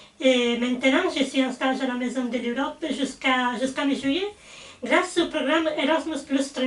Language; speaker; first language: French; non-native, fluent; Italian